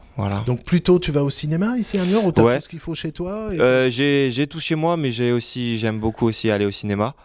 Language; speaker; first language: French; native; French